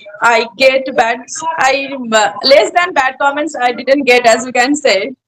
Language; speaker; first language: English; non-native, learner; Bangla